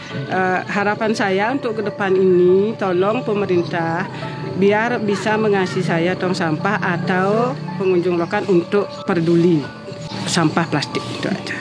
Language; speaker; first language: Indonesian; non-native, local second language; Balinese